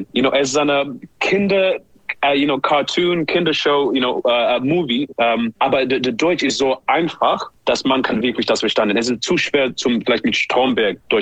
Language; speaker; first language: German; non-native, learner; English